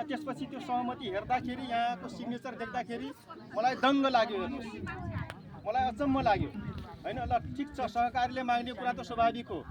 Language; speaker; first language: Nepali; non-native, local second language; Dangaura Tharu